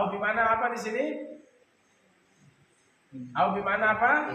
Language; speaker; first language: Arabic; non-native, fluent; Sasak